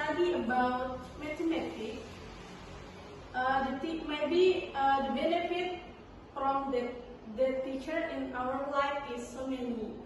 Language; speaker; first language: English; non-native, learner; Indonesian